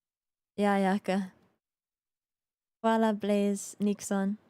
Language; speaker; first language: Slovenian; early bilingual, heritage; Slovenian